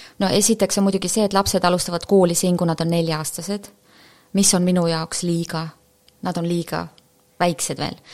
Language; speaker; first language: Estonian; native; Estonian